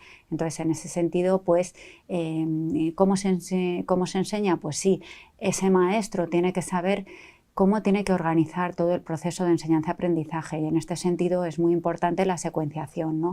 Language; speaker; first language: Spanish; native; Spanish